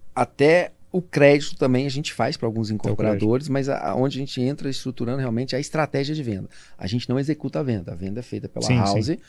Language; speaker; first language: Portuguese; native; Portuguese